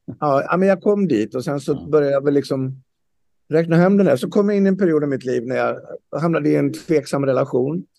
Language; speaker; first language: Swedish; native; Swedish